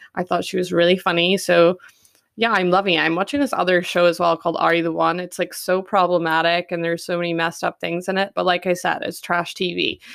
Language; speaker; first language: English; native; English